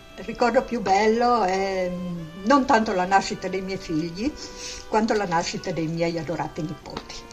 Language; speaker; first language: Italian; non-native, local second language; Friulian